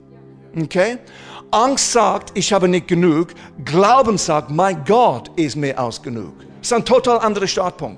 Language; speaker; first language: German; non-native, fluent; English